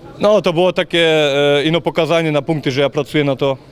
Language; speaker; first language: Polish; early bilingual, heritage; Polish